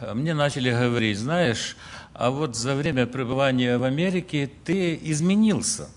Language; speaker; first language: Russian; early bilingual, other home language; Ukrainian